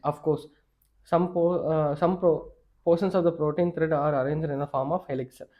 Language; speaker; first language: English; non-native, local second language; Tamil